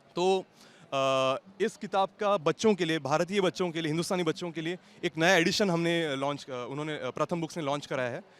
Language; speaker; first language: Hindi; non-native, local second language; Marathi